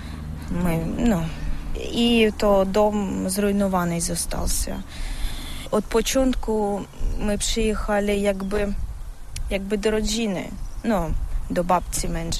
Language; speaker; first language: Polish; non-native, learner; Russian